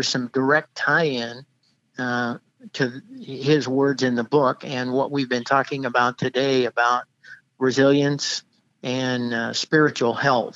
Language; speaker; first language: English; native; English